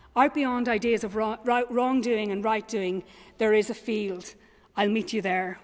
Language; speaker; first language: English; native; English